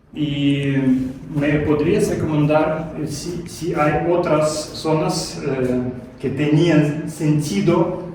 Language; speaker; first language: Spanish; non-native, learner; Russian